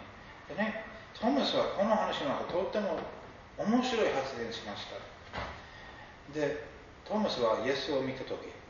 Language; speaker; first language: Japanese; non-native, fluent; English